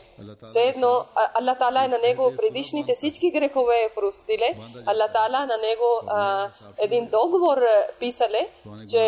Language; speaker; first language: Bulgarian; non-native, local second language; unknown